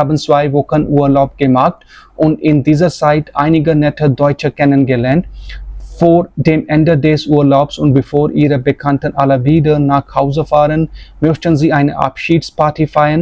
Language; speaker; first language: German; non-native, fluent; Hindi